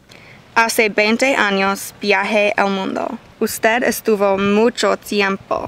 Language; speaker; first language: Spanish; non-native, learner; English